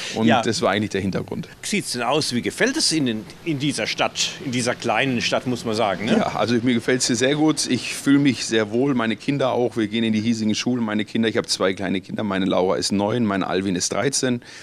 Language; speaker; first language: German; native; German